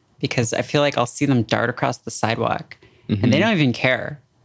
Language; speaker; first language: English; native; English